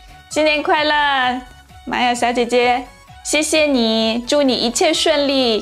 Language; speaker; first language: Chinese; native; Chinese